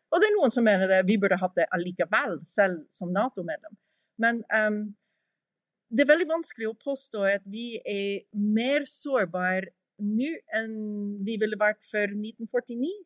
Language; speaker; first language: Norwegian; early bilingual, heritage; English